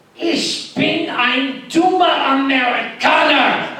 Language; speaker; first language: German; non-native, learner; English